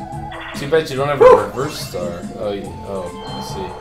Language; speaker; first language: English; native; English